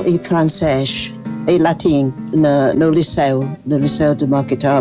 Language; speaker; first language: Portuguese; non-native, fluent; English